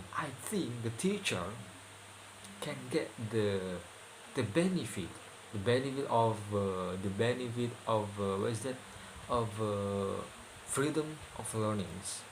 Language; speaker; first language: English; non-native, learner; Indonesian